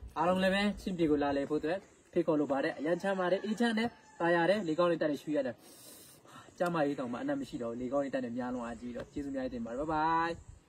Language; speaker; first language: Burmese; non-native, local second language; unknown